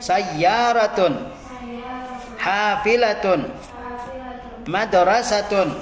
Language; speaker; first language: Arabic; non-native, fluent; Indonesian